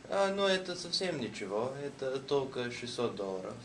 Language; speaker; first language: Russian; non-native, learner; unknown